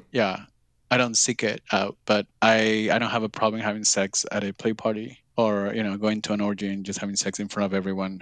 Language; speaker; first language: English; non-native, fluent; Spanish